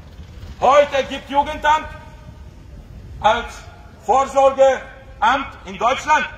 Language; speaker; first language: German; non-native, fluent; Romanian